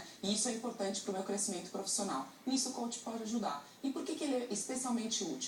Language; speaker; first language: Portuguese; native; Portuguese